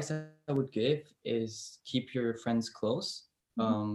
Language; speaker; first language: English; non-native, fluent; Portuguese